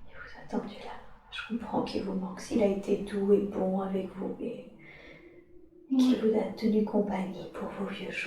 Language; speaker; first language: French; native; French